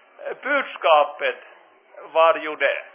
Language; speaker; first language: Swedish; non-native, fluent; Finnish